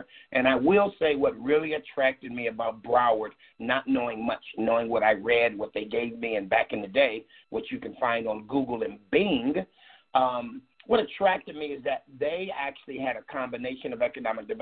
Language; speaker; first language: English; native; English